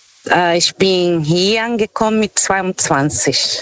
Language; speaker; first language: German; non-native, fluent; Portuguese